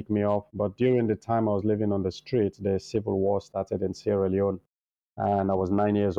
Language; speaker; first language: English; non-native, local second language; Krio